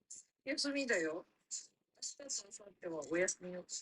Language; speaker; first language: Japanese; non-native, learner; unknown